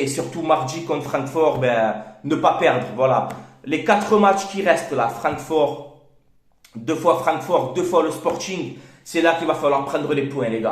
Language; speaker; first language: French; native; French